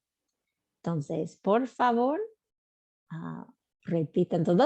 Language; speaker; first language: Spanish; non-native, fluent; English